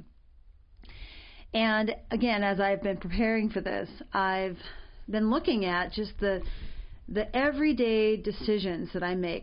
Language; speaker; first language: English; native; English